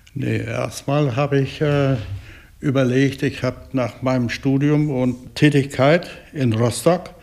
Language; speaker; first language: German; native; German